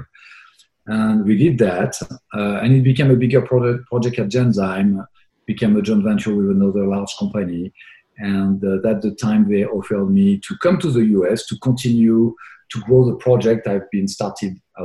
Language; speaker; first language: English; non-native, fluent; French